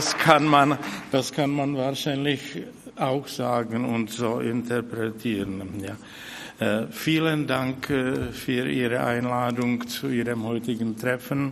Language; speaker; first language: German; non-native, fluent; Czech